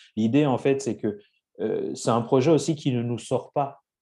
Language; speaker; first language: French; native; French